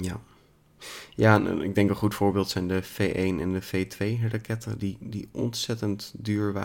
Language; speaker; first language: Dutch; native; Dutch